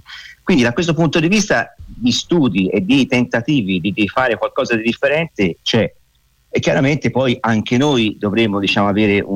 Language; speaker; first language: Italian; native; Italian